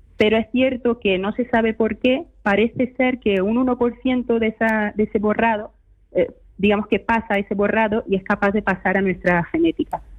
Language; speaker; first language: Spanish; early bilingual, other home language; Portuguese